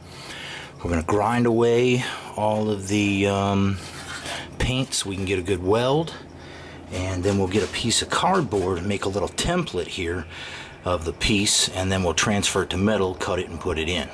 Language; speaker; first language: English; native; English